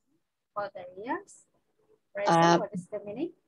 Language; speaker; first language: English; non-native, fluent; Indonesian